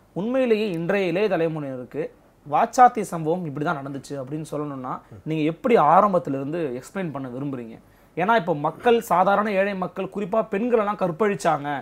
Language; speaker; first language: Tamil; native; Tamil